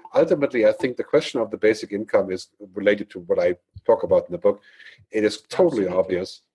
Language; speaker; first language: English; non-native, fluent; German